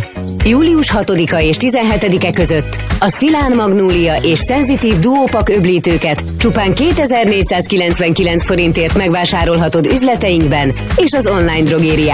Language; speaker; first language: Hungarian; native; Hungarian